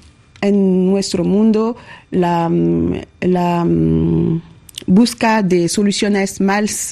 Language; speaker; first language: Spanish; non-native, learner; French